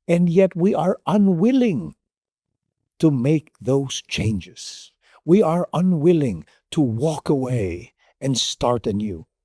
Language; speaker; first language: English; non-native, local second language; Filipino